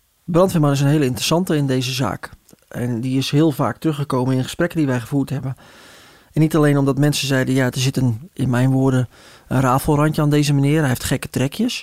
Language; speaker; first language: Dutch; native; Dutch